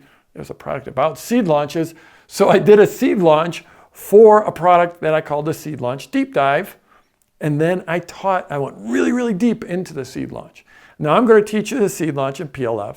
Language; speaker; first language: English; native; English